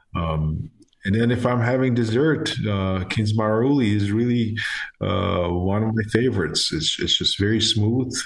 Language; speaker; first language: English; non-native, fluent; Georgian